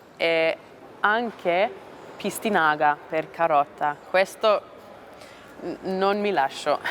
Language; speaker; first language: Italian; non-native, learner; English